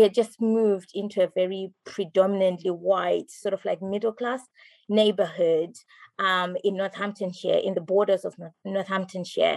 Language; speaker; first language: English; non-native, local second language; Shona